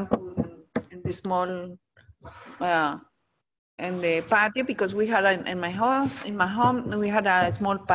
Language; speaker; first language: English; non-native, learner; Spanish